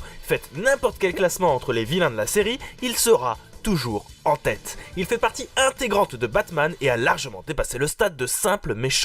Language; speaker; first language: French; native; French